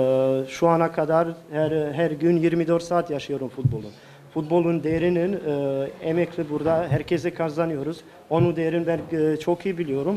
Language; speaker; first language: Turkish; non-native, fluent; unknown